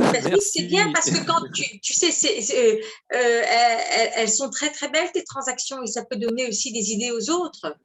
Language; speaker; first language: French; native; French